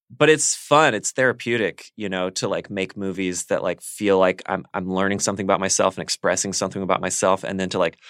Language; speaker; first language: English; native; English